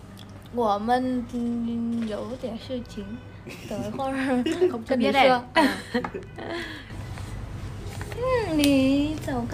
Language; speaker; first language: Chinese; non-native, learner; Vietnamese